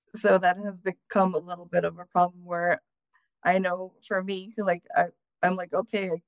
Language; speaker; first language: English; native; English